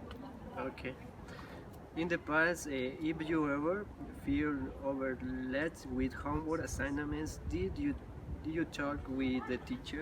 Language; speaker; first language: English; non-native, learner; Spanish